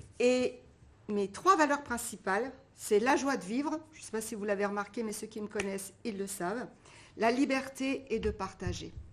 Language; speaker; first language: French; early bilingual, other home language; Portuguese